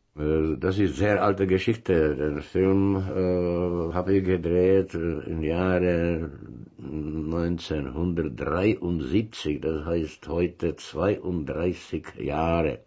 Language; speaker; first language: German; non-native, learner; Czech